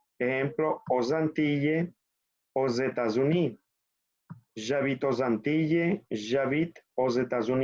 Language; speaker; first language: French; non-native, fluent; Spanish